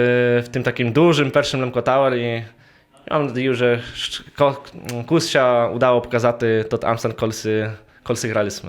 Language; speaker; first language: Polish; non-native, local second language; Rusyn